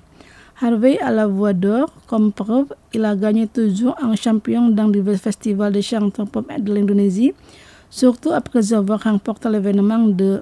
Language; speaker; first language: French; non-native, fluent; Indonesian